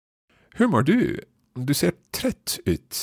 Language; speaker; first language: Swedish; non-native, learner; English